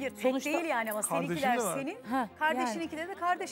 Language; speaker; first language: Turkish; native; Turkish